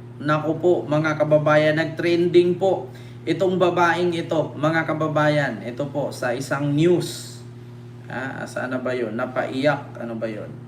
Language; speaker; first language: Filipino; native; Filipino